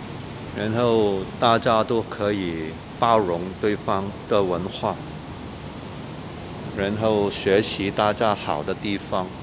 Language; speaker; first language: Chinese; non-native, local second language; Cantonese